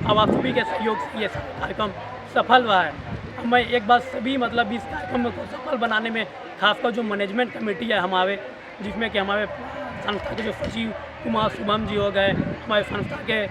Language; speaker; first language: Hindi; native; Hindi